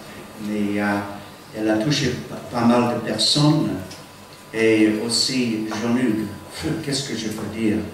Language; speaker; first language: French; non-native, fluent; English